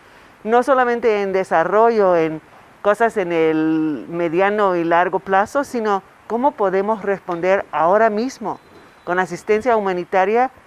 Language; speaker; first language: Spanish; non-native, fluent; English